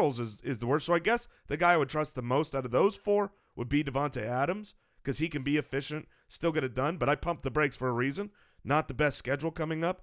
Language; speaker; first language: English; native; English